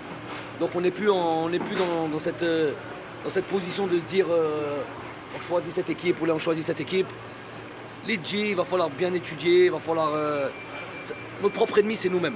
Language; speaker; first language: French; native; French